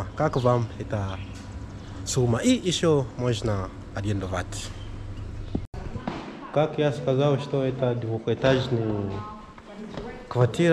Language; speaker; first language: Russian; non-native, learner; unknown